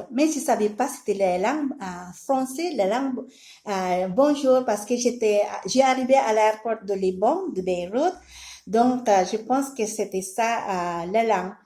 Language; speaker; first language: French; non-native, learner; Filipino